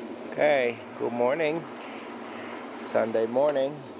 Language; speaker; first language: English; non-native, fluent; Portuguese